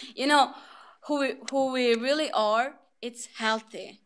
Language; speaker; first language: English; non-native, fluent; Albanian